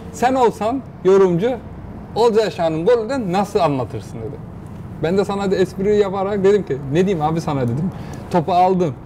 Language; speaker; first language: Turkish; early bilingual, heritage; Turkish